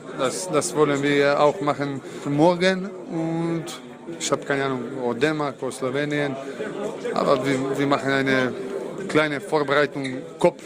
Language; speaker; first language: German; non-native, learner; Croatian